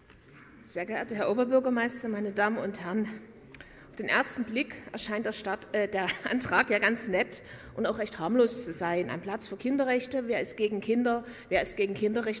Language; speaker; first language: German; native; German